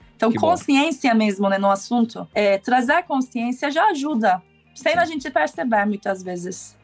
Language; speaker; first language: Portuguese; non-native, fluent; Turkish